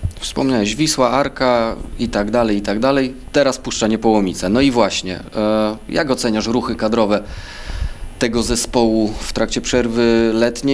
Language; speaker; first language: Polish; native; Polish